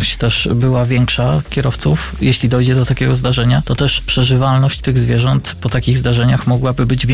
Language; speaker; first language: Polish; native; Polish